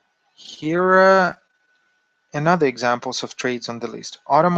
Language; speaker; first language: English; non-native, fluent; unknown